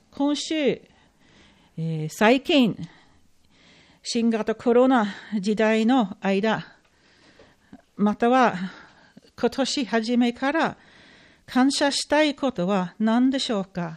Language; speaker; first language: Japanese; non-native, fluent; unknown